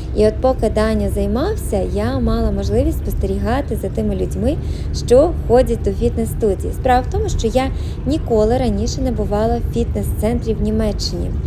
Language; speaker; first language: Ukrainian; native; Ukrainian